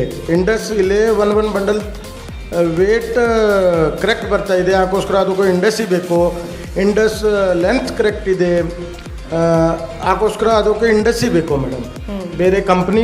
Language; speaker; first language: Kannada; non-native, learner; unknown